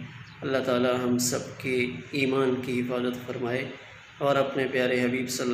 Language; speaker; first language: Urdu; native; Urdu